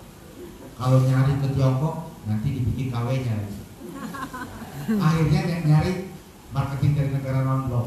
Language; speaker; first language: Indonesian; native; Indonesian